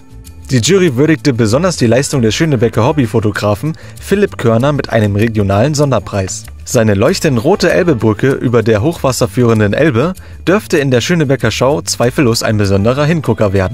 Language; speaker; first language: German; native; German